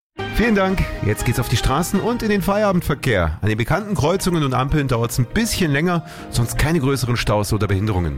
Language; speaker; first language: German; native; German